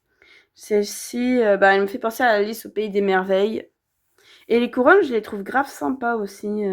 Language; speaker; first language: French; native; French